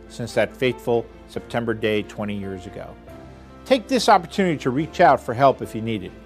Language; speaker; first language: English; native; English